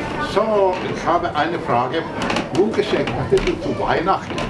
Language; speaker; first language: German; non-native, learner; Finnish